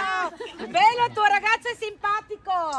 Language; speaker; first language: Italian; non-native, learner; Filipino